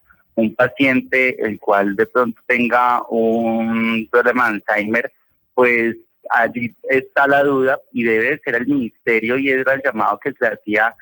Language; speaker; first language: Spanish; native; Spanish